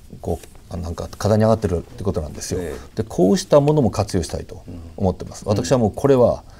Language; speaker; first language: Japanese; native; Japanese